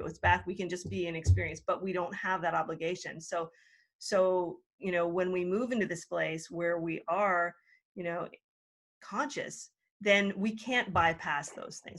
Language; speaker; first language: English; native; English